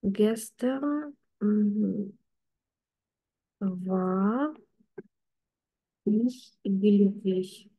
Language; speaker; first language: German; non-native, fluent; Ukrainian